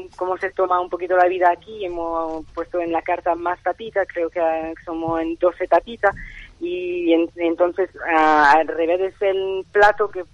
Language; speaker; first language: Spanish; non-native, fluent; French